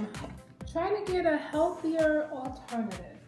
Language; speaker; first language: English; native; English